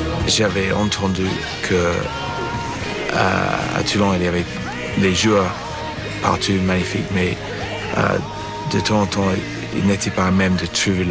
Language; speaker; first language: French; non-native, fluent; English